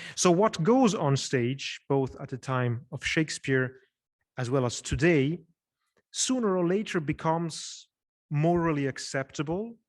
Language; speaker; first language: English; non-native, fluent; Italian